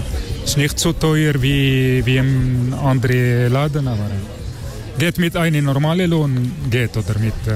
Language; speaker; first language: German; non-native, learner; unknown